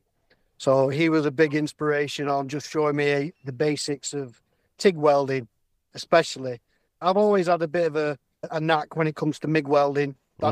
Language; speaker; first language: English; native; English